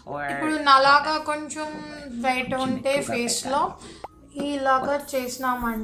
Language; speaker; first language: Telugu; native; Telugu